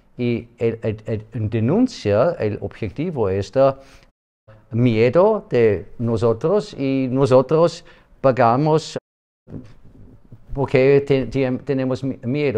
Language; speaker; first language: Spanish; non-native, learner; German